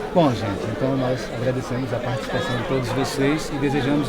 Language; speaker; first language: Portuguese; native; Portuguese